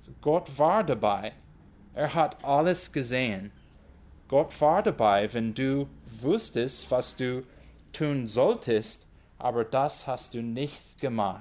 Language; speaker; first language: German; non-native, fluent; English